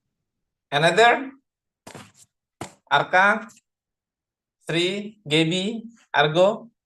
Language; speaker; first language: English; non-native, fluent; Indonesian